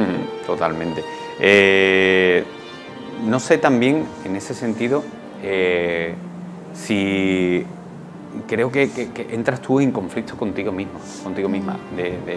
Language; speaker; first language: Spanish; native; Spanish